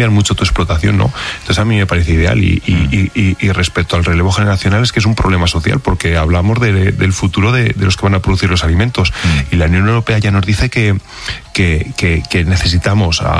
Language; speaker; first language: Spanish; native; Spanish